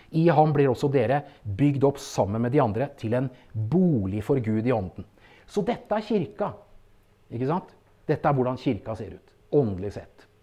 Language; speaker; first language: Norwegian; native; Norwegian